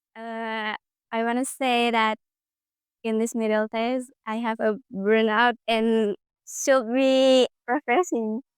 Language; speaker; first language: English; non-native, learner; Indonesian